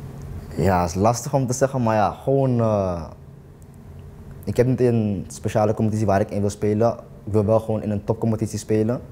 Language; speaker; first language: Dutch; native; Dutch